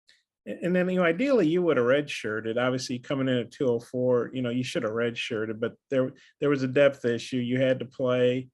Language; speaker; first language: English; native; English